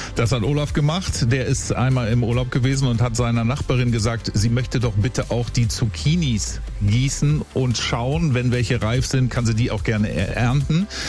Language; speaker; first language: German; native; German